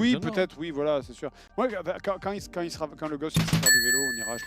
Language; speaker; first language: French; native; French